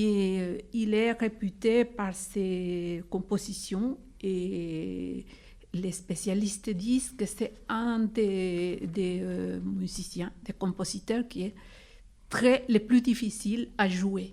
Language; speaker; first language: French; non-native, fluent; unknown